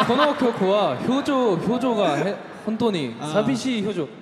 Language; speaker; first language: Japanese; non-native, learner; Korean